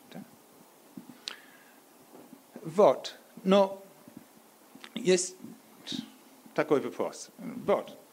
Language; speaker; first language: Russian; non-native, learner; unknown